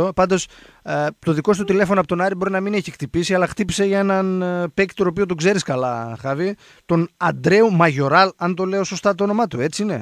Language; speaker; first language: Greek; native; Greek